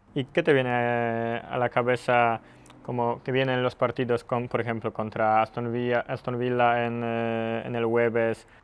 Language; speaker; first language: Spanish; non-native, fluent; Polish